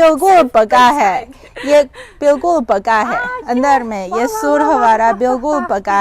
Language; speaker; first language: Urdu; non-native, fluent; Chinese